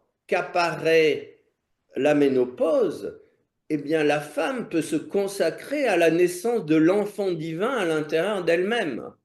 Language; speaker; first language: French; native; French